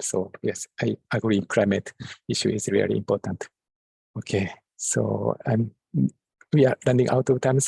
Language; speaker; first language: English; non-native, fluent; Japanese